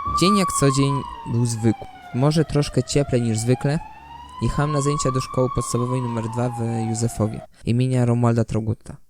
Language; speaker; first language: Polish; native; Polish